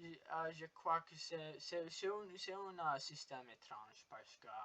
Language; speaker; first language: French; non-native, learner; English